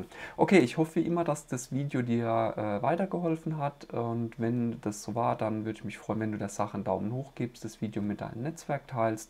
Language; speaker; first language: German; native; German